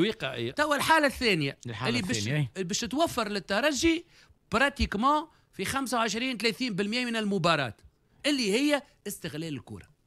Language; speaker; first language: Arabic; native; Arabic